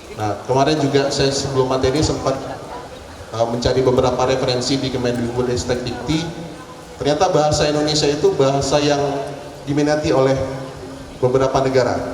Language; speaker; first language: Indonesian; non-native, local second language; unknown